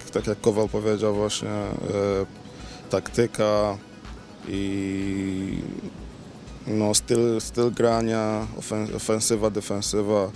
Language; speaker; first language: Polish; early bilingual, other home language; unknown